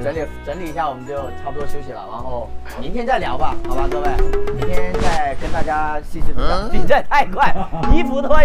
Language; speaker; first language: Chinese; non-native, local second language; Cantonese